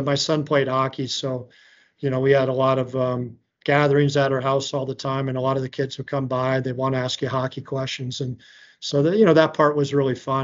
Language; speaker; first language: English; native; English